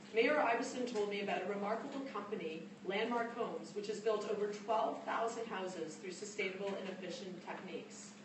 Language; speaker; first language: English; native; English